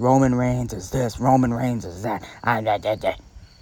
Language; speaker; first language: English; native; English